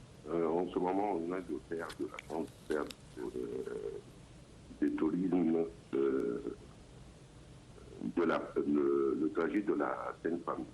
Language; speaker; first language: French; non-native, learner; Arabic